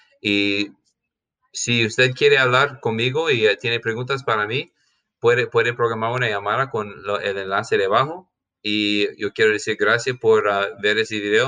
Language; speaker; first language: Spanish; non-native, fluent; English